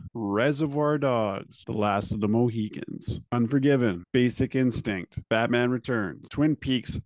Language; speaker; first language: English; native; English